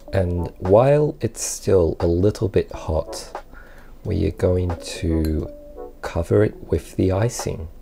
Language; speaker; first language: English; early bilingual, other home language; Japanese